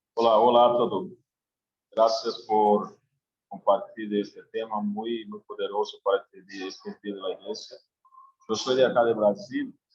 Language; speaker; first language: Spanish; non-native, learner; Portuguese